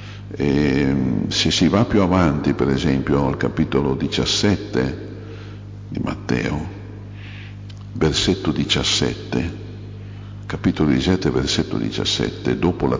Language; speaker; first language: Italian; native; Italian